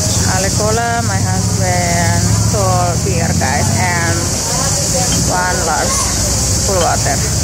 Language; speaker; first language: English; non-native, learner; Indonesian